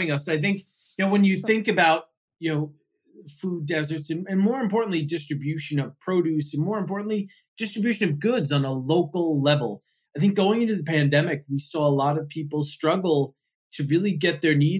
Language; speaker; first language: English; native; English